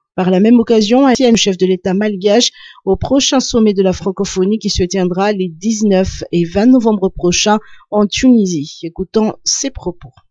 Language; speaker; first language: French; non-native, local second language; Malagasy